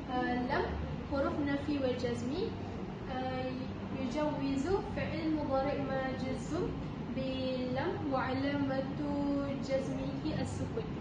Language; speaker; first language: Arabic; non-native, learner; Malay